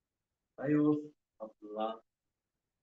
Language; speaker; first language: Spanish; non-native, learner; English